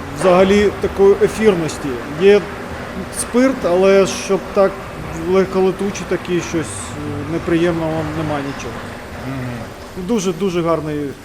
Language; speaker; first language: Ukrainian; non-native, local second language; Russian